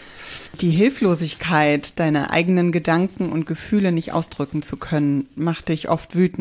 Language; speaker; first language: German; native; German